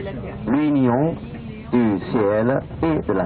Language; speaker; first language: French; non-native, fluent; Chinese